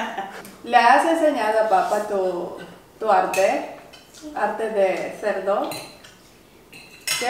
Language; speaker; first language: Spanish; non-native, learner; Filipino